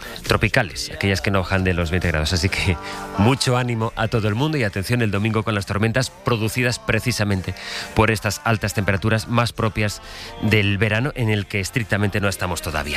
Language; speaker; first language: Spanish; native; Spanish